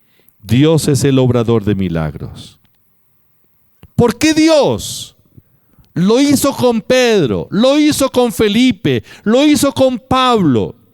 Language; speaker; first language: Spanish; native; Spanish